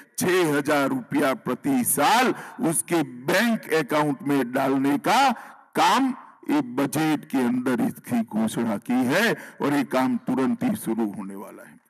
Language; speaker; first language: Hindi; non-native, local second language; Gujarati